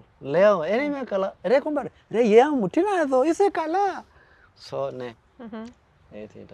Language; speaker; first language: Greek; non-native, fluent; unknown